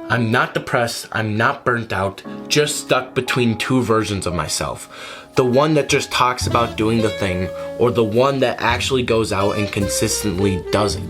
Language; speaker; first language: English; native; English